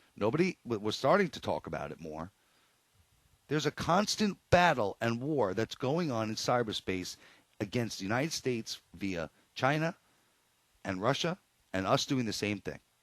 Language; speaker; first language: English; native; English